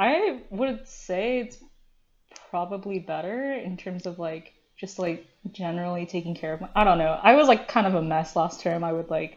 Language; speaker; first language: English; early bilingual, other home language; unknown